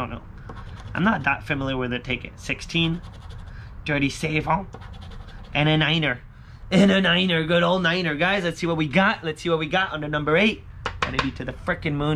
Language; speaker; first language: English; native; English